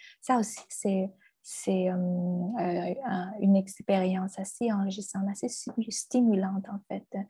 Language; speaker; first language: French; non-native, fluent; Chinese